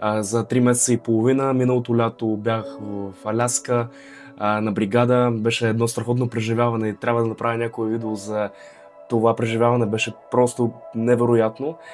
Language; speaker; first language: Bulgarian; early bilingual, other home language; Russian